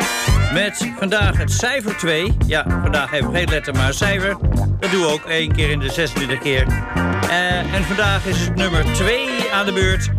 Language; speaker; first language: Dutch; native; Dutch